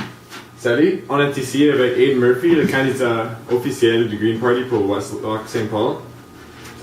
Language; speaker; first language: French; non-native, local second language; English